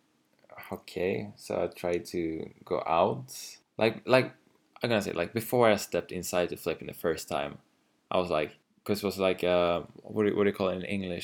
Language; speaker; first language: English; non-native, fluent; Swedish